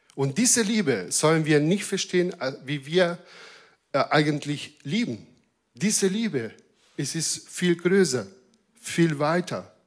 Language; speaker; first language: German; non-native, fluent; Spanish